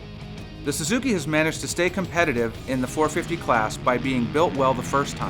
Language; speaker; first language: English; native; English